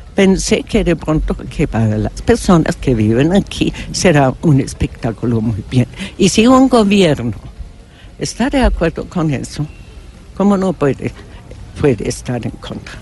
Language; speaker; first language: Spanish; non-native, fluent; German